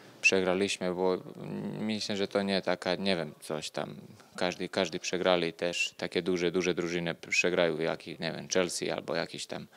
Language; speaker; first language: Polish; non-native, learner; Serbian